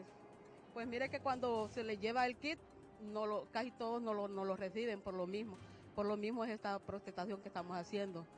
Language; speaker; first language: Spanish; native; Spanish